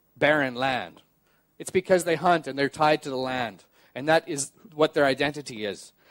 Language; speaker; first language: English; native; English